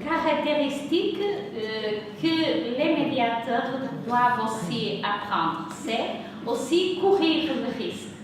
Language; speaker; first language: French; non-native, fluent; Portuguese